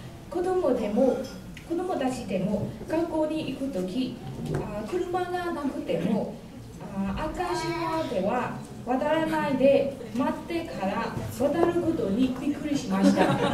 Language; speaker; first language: Japanese; non-native, learner; Burmese